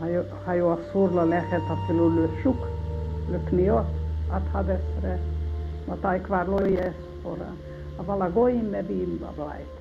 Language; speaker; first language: Hebrew; non-native, learner; Hungarian